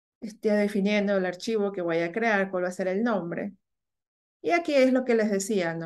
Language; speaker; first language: Spanish; native; Spanish